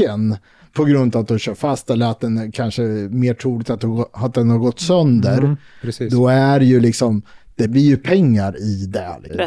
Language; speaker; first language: Swedish; native; Swedish